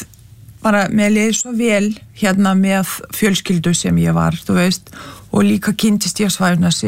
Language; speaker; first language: Icelandic; non-native, fluent; Lithuanian